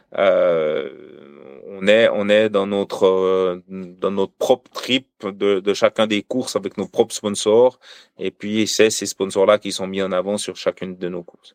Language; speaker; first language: French; native; French